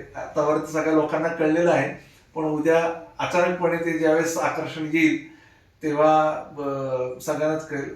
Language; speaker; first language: Marathi; native; Marathi